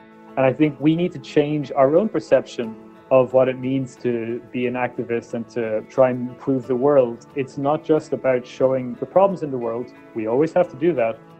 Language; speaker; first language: English; native; English